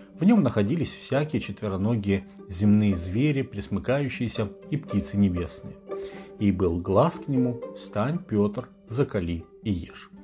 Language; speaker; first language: Russian; native; Russian